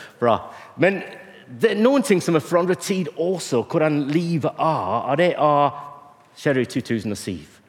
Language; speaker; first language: Norwegian; non-native, fluent; English